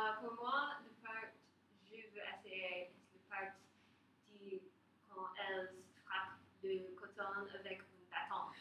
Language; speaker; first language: French; non-native, learner; English